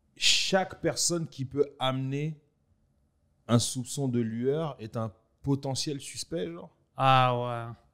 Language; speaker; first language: French; native; French